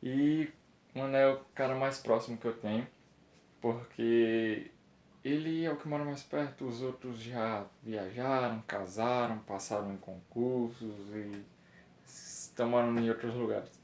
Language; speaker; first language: Portuguese; native; Portuguese